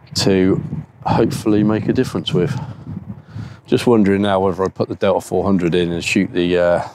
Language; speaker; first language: English; native; English